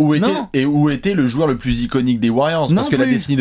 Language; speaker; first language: French; native; French